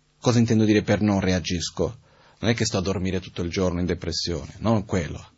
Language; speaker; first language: Italian; non-native, fluent; Portuguese